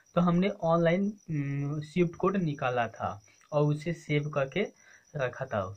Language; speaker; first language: Hindi; native; Hindi